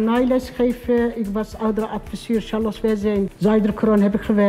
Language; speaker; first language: Dutch; non-native, learner; Turkish